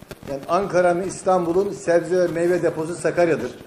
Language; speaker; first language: Turkish; native; Turkish